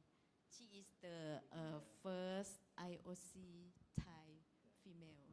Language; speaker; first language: English; non-native, learner; Thai